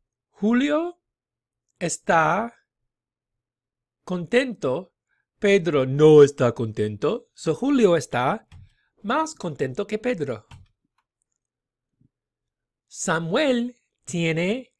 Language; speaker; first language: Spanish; non-native, fluent; English